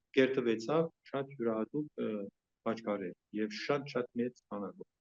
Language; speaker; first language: Armenian; early bilingual, heritage; Armenian